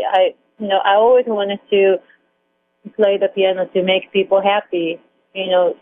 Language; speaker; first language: English; non-native, fluent; Japanese